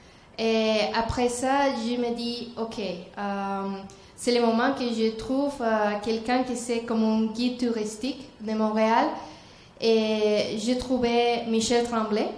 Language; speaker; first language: French; non-native, learner; Spanish